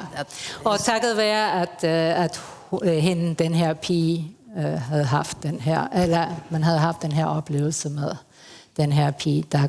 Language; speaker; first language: Danish; non-native, fluent; Spanish